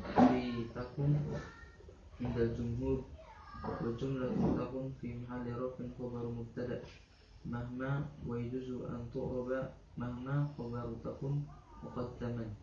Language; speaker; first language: Arabic; non-native, learner; Indonesian